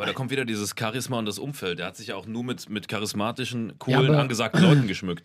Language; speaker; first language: German; native; German